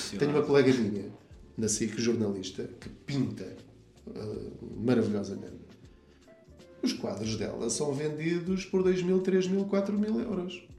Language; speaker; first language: Portuguese; native; Portuguese